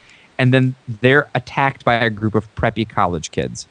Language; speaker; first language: English; native; English